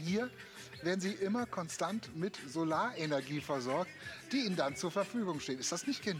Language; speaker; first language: German; native; German